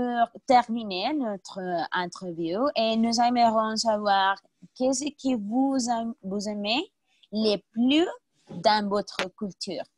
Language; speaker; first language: French; non-native, learner; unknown